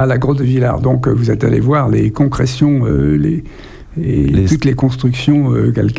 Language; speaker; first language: French; native; French